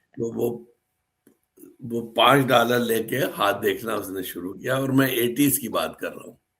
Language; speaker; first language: Urdu; native; Urdu